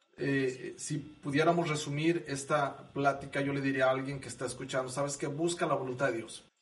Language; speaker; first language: Spanish; native; Spanish